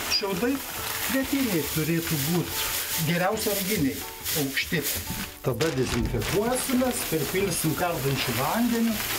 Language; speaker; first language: Lithuanian; native; Lithuanian